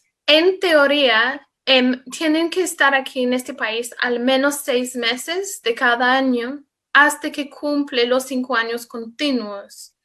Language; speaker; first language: Spanish; non-native, fluent; English